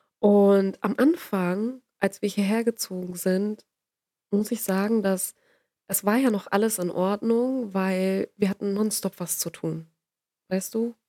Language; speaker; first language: German; native; German